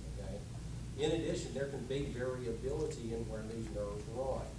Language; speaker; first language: English; native; English